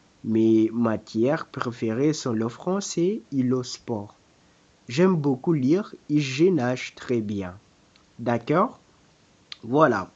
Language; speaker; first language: French; non-native, fluent; Portuguese